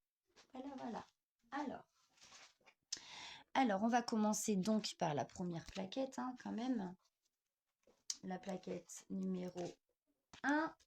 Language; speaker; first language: French; native; French